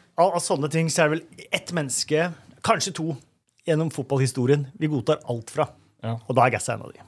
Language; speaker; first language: Norwegian; native; Norwegian